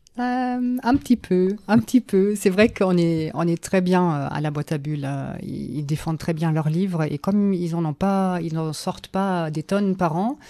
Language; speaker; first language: French; non-native, fluent; German